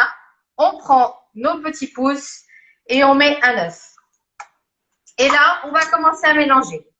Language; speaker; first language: French; native; French